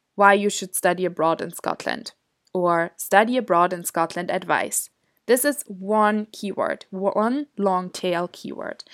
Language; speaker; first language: English; non-native, fluent; German